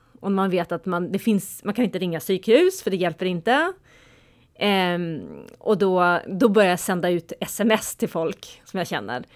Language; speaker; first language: Swedish; native; Swedish